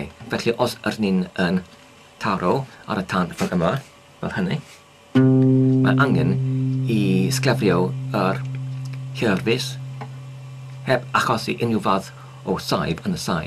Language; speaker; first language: Welsh; non-native, learner; English